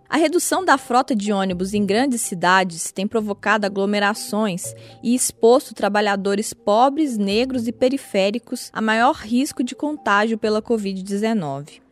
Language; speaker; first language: Portuguese; native; Portuguese